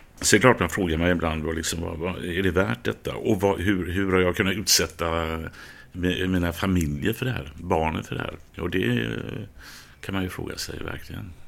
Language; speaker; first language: Swedish; native; Swedish